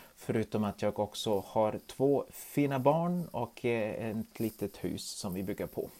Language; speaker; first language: Swedish; non-native, fluent; German